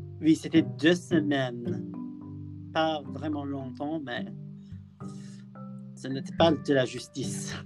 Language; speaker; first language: French; non-native, learner; English